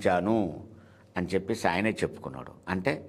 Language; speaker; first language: Telugu; native; Telugu